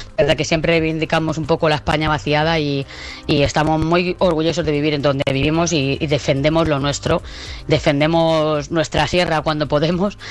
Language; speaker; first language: Spanish; native; Spanish